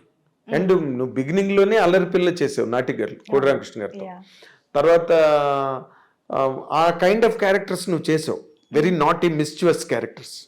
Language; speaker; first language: Telugu; native; Telugu